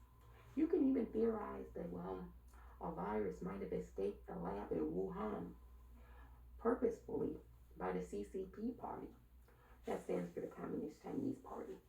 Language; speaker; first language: English; native; English